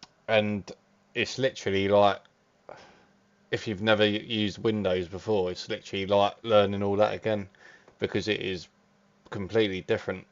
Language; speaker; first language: English; native; English